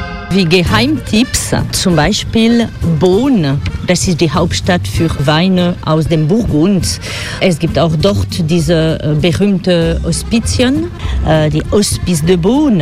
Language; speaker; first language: German; non-native, fluent; French